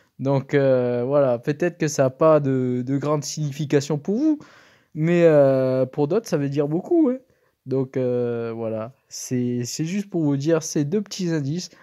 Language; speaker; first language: French; native; French